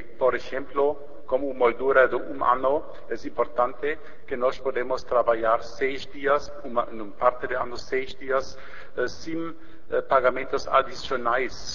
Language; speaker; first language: Portuguese; non-native, learner; German